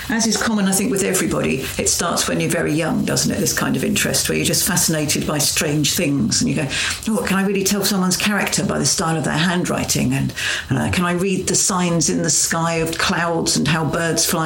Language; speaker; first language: English; native; English